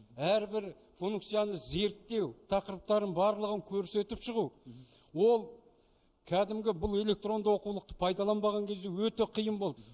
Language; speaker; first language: Kazakh; native; Kazakh